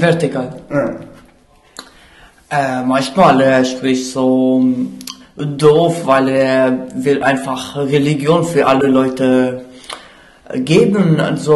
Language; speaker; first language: German; non-native, learner; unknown